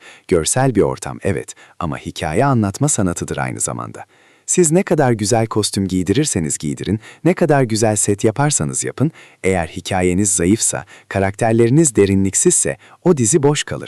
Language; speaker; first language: Turkish; native; Turkish